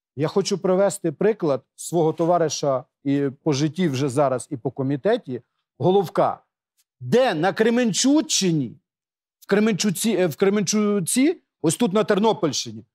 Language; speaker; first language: Ukrainian; native; Ukrainian